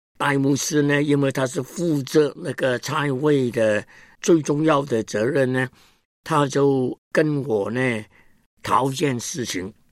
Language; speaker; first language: Chinese; non-native, local second language; Cantonese